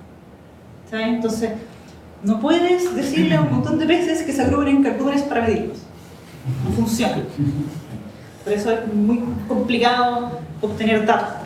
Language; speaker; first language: Spanish; native; Spanish